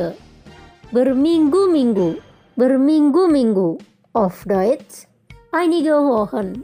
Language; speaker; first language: German; non-native, fluent; Indonesian